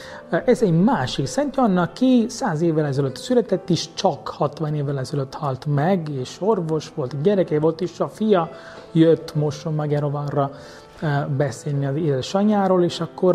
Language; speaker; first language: Hungarian; non-native, fluent; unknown